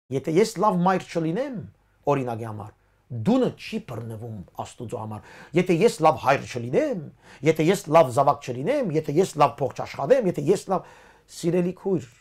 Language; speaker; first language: Armenian; early bilingual, heritage; Armenian